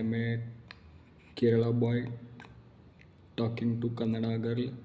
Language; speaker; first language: Kannada; non-native, learner; Malayalam